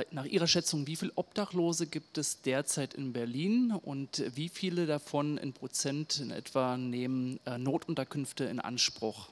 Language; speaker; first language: German; native; German